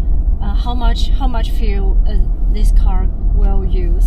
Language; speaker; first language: English; non-native, learner; Chinese